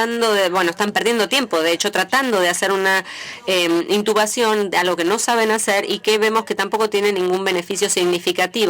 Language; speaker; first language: Spanish; native; Spanish